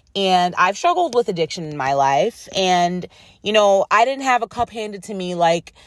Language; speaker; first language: English; native; English